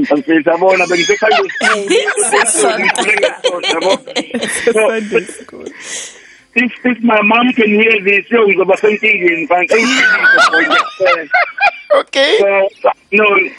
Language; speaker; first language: English; non-native, local second language; Zulu